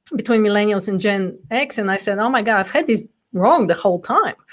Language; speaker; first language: English; non-native, fluent; Bulgarian